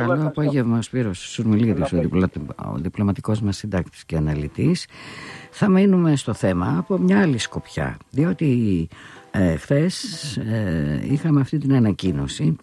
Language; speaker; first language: Greek; native; Greek